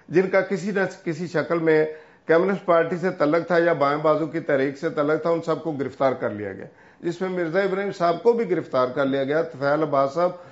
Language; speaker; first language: Urdu; non-native, local second language; Punjabi